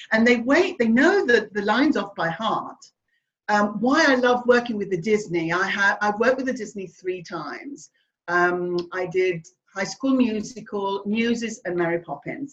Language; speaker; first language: English; native; English